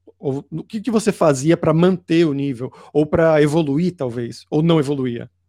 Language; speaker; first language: Portuguese; native; Portuguese